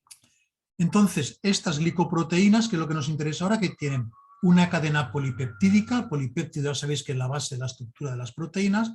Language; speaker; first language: Spanish; native; Spanish